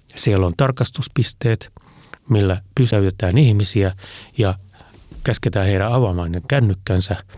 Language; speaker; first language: Finnish; native; Finnish